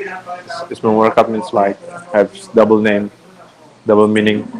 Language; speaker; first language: English; non-native, fluent; Indonesian